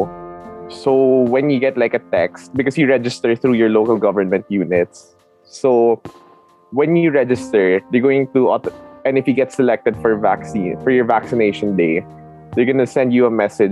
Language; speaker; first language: English; non-native, local second language; Filipino